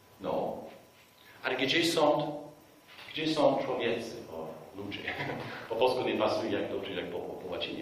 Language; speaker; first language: Polish; non-native, fluent; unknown